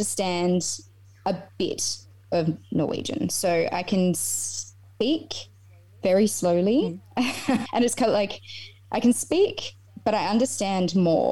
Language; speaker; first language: English; native; English